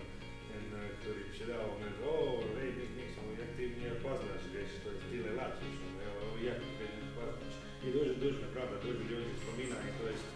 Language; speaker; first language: Polish; non-native, learner; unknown